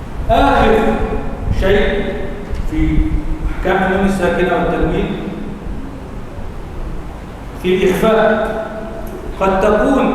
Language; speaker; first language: Arabic; native; Arabic